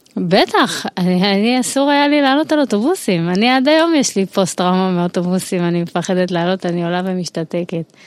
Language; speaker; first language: Hebrew; early bilingual, heritage; Hebrew